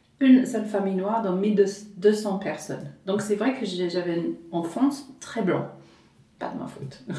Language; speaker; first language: French; non-native, fluent; English